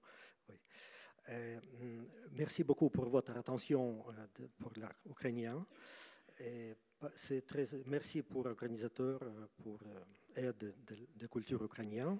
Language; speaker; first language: French; non-native, learner; Ukrainian